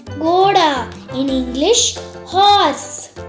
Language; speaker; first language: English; non-native, local second language; Hindi